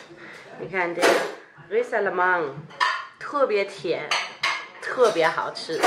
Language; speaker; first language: Chinese; non-native, fluent; Danish